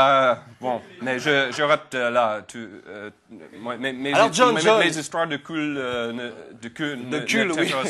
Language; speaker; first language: French; non-native, fluent; English